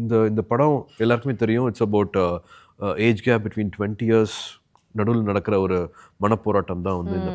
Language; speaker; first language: Tamil; native; Tamil